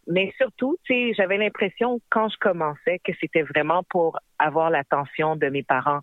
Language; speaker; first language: French; native; French